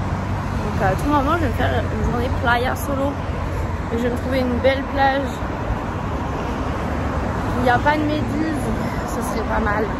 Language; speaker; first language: French; native; French